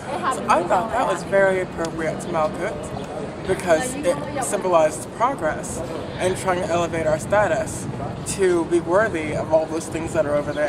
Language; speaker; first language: English; native; English